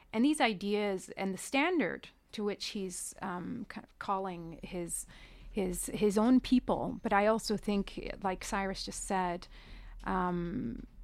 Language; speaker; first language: English; early bilingual, other home language; Persian